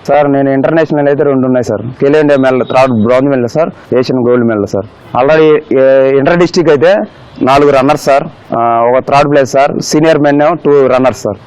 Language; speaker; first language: Telugu; native; Telugu